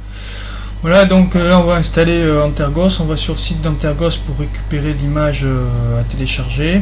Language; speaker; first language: French; native; French